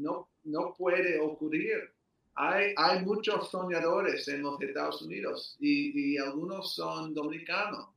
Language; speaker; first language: Spanish; early bilingual, heritage; English